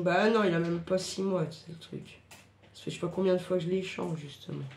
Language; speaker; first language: French; native; French